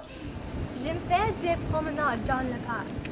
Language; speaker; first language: French; non-native, learner; English